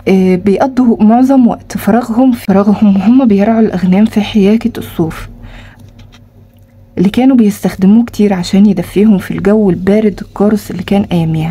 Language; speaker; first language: Arabic; native; Arabic